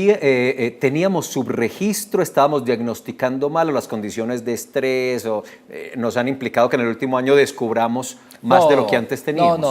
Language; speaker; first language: Spanish; native; Spanish